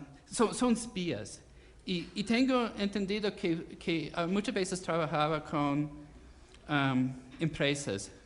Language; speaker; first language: Spanish; non-native, fluent; English